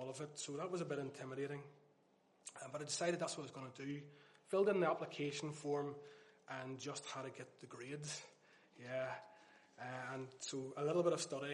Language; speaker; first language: English; native; English